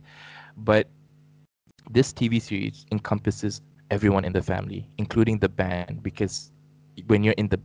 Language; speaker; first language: English; native; English